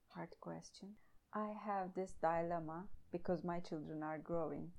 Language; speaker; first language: English; non-native, fluent; Turkish